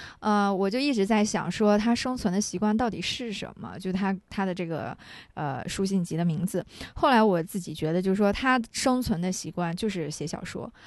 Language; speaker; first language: Chinese; native; Chinese